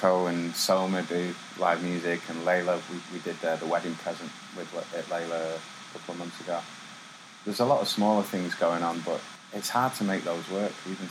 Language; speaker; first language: English; native; English